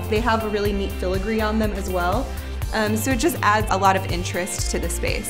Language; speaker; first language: English; native; English